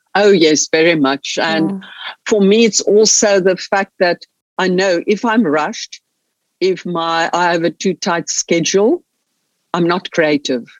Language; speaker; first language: English; non-native, local second language; Afrikaans